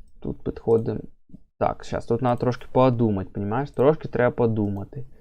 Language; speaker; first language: Ukrainian; non-native, local second language; Russian